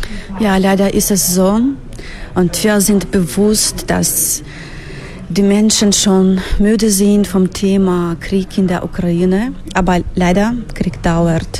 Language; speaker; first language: German; non-native, fluent; Ukrainian